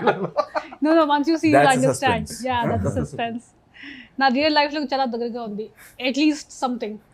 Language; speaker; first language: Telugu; non-native, fluent; Hindi